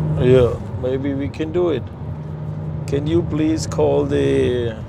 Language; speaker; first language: English; non-native, learner; German